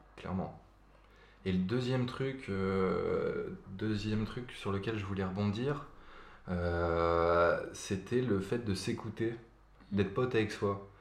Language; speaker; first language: French; native; French